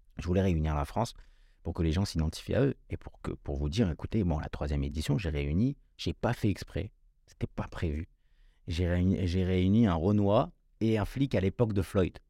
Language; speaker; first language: French; early bilingual, other home language; Kabyle